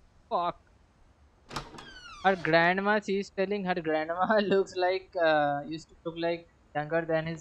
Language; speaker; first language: English; non-native, local second language; Hindi